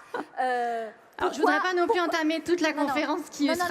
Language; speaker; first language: French; native; French